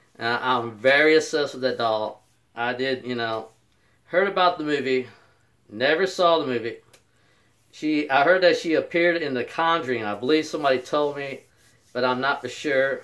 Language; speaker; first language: English; native; English